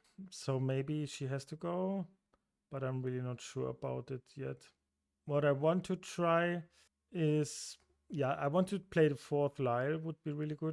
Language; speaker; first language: English; non-native, fluent; German